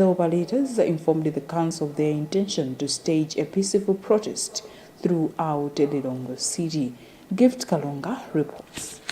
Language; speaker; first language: English; non-native, local second language; Nyanja